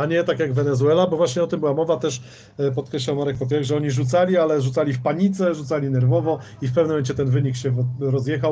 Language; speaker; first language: Polish; native; Polish